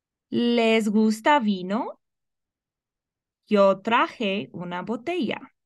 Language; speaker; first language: Spanish; non-native, fluent; English